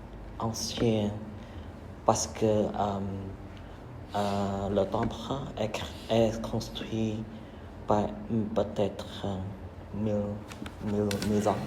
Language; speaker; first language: French; non-native, learner; Khmer